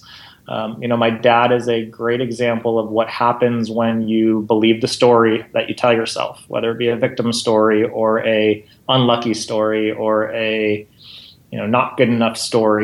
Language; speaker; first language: English; native; English